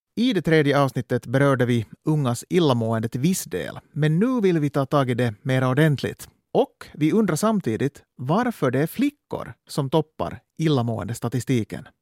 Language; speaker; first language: Swedish; native; Swedish